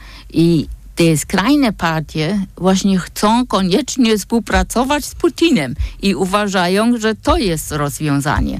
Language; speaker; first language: Polish; non-native, fluent; German